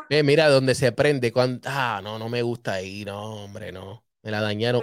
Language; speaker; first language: Spanish; native; Spanish